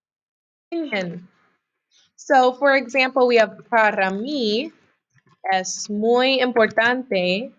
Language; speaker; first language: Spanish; non-native, fluent; English